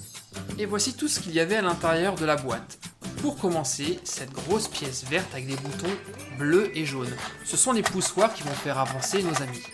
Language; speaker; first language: French; native; French